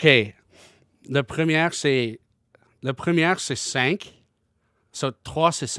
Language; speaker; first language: French; non-native, learner; English